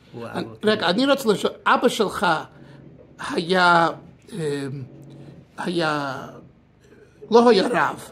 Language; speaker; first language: Hebrew; non-native, learner; English